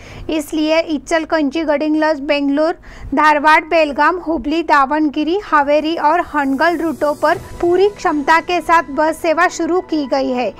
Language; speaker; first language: Hindi; non-native, local second language; Marathi